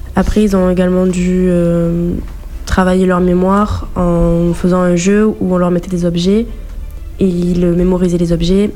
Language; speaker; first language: French; native; French